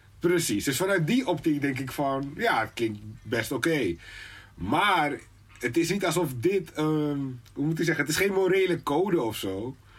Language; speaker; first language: Dutch; native; Dutch